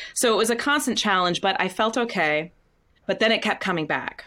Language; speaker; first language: English; native; English